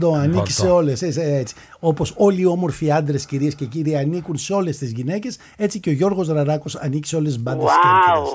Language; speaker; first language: Greek; native; Greek